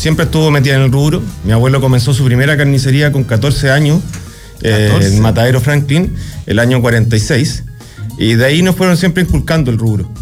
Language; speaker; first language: Spanish; native; Spanish